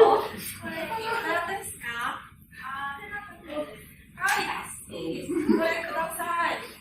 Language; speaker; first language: Japanese; non-native, learner; Korean